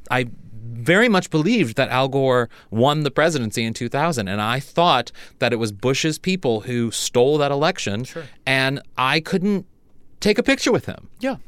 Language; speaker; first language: English; native; English